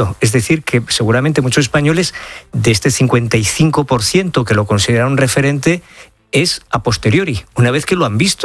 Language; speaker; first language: Spanish; native; Spanish